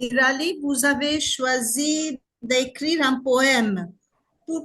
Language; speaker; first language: French; non-native, fluent; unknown